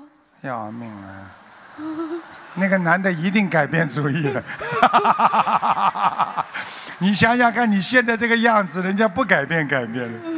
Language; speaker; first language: Chinese; native; Chinese